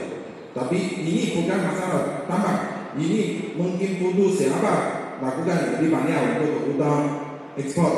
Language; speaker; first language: Indonesian; non-native, learner; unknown